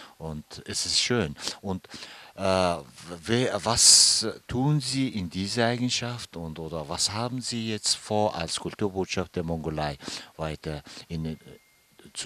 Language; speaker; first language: German; non-native, fluent; Mongolian